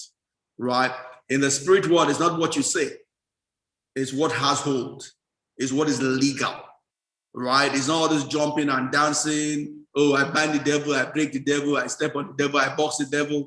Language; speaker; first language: English; non-native, local second language; Yoruba